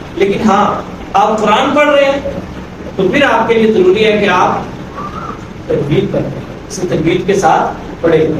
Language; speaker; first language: Urdu; native; Urdu